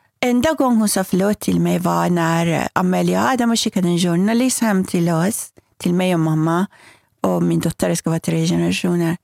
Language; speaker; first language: Swedish; non-native, fluent; Persian